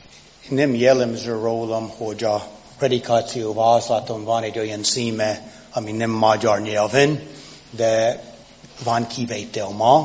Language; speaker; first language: Hungarian; non-native, fluent; English